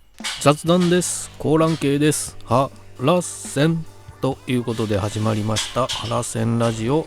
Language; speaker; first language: Japanese; native; Japanese